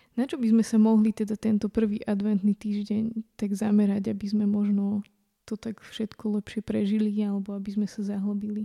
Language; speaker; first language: Slovak; native; Slovak